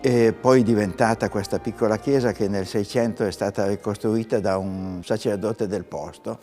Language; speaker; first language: Italian; native; Italian